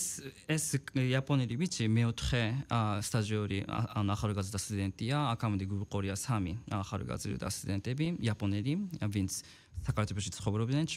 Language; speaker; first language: Georgian; non-native, fluent; Japanese